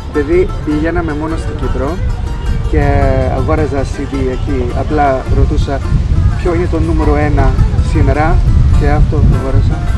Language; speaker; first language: Greek; early bilingual, heritage; English